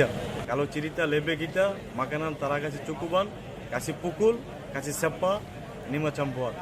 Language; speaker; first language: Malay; non-native, learner; Bangla